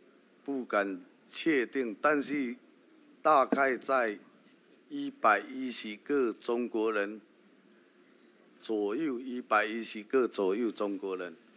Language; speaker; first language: Chinese; early bilingual, heritage; Chinese